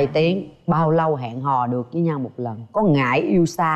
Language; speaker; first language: Vietnamese; native; Vietnamese